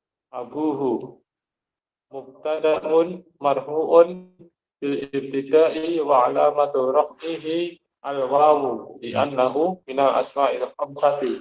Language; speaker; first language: Arabic; non-native, learner; Indonesian